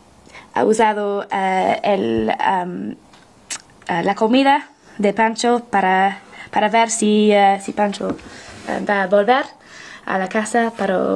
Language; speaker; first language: Spanish; non-native, learner; English